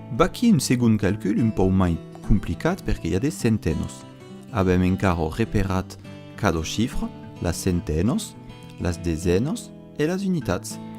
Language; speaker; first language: Occitan; non-native, local second language; French